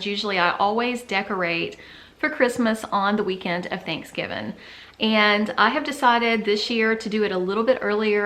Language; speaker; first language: English; native; English